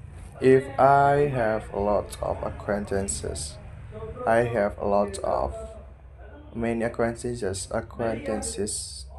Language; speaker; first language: English; non-native, learner; Indonesian